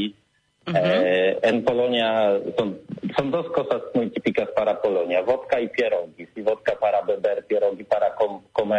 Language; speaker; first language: Spanish; non-native, learner; Polish